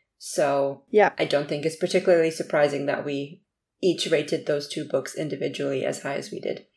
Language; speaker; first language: English; early bilingual, other home language; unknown